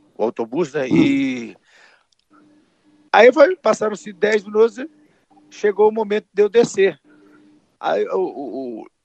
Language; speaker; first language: Portuguese; native; Portuguese